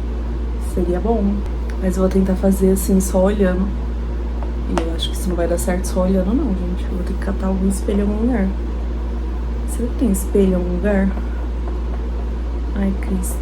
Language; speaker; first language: Portuguese; native; Portuguese